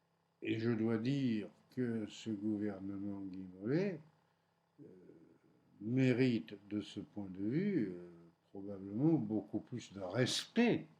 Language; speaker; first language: French; native; French